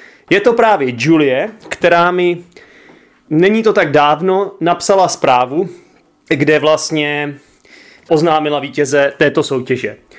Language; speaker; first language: Czech; native; Czech